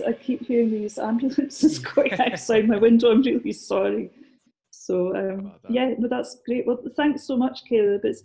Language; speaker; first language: English; native; English